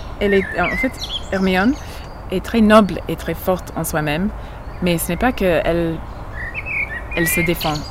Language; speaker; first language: French; non-native, fluent; English